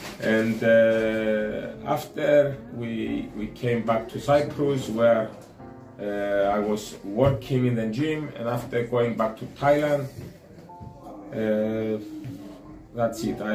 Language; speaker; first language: English; non-native, learner; Greek